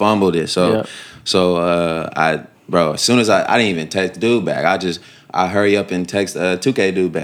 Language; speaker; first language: English; native; English